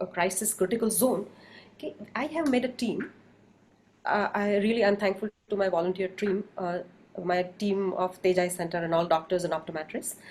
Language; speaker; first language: English; non-native, local second language; Gujarati